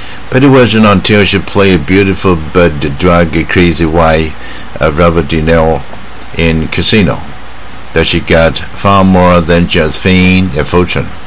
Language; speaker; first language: English; non-native, fluent; Chinese